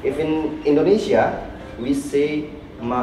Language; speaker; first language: English; non-native, learner; Indonesian